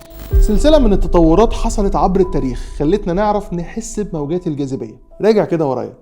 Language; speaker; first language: Arabic; native; Arabic